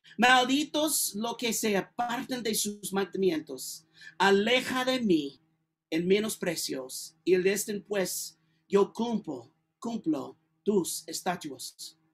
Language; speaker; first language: Spanish; non-native, learner; English